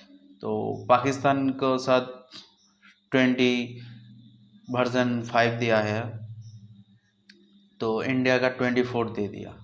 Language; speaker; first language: Hindi; non-native, local second language; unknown